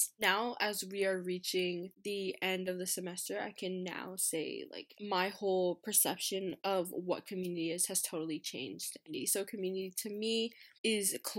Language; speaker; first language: English; native; English